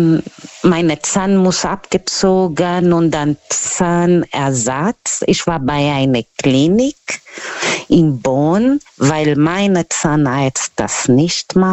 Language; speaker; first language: German; non-native, learner; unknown